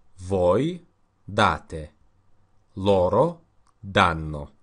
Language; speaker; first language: Italian; non-native, learner; Russian